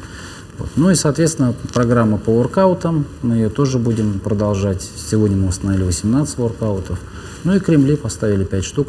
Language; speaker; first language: Russian; native; Russian